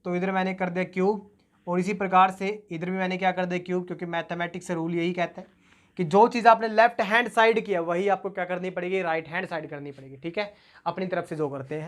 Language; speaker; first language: Hindi; native; Hindi